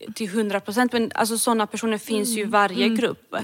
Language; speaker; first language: Swedish; early bilingual, other home language; Serbian